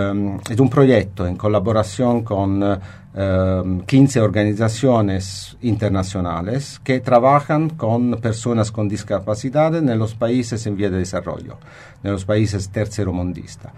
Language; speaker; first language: Spanish; non-native, fluent; Italian